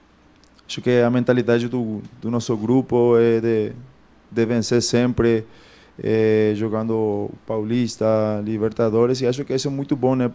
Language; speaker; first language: Portuguese; non-native, fluent; Spanish